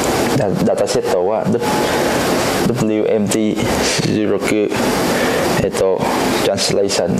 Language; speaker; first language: Japanese; non-native, learner; Cantonese